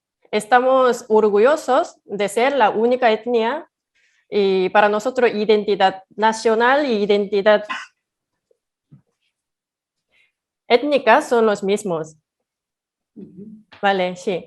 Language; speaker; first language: Spanish; non-native, fluent; Korean